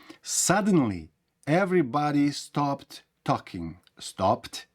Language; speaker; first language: English; non-native, fluent; Ukrainian